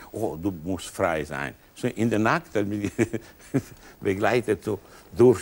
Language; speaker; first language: German; non-native, learner; Italian